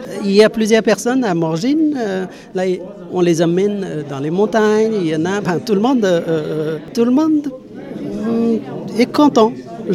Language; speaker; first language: French; non-native, fluent; Nepali